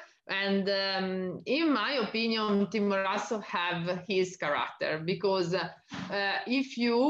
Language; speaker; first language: English; non-native, learner; Italian